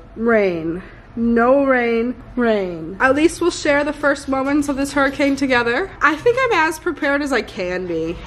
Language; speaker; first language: English; native; English